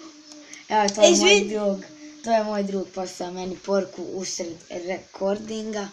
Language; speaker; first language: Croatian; early bilingual, heritage; Serbian